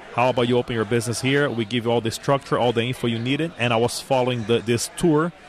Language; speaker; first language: English; non-native, fluent; Portuguese